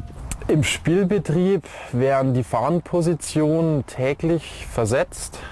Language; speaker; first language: German; native; German